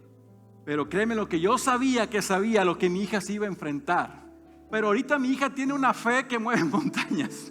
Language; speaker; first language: Spanish; native; Spanish